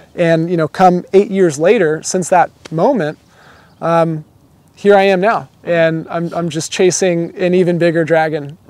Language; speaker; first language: English; native; English